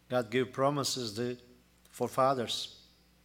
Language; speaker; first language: English; non-native, learner; Turkish